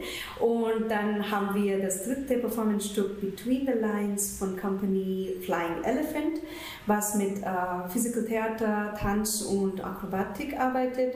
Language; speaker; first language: German; non-native, fluent; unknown